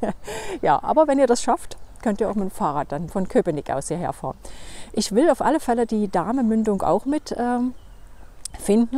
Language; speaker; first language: German; native; German